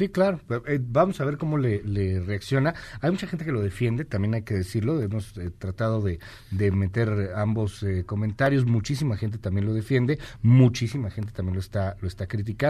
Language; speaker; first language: Spanish; native; Spanish